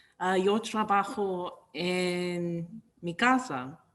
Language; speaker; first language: Spanish; non-native, learner; English